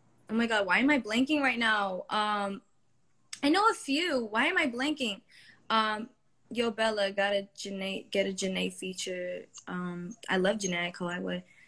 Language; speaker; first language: English; early bilingual, other home language; Spanish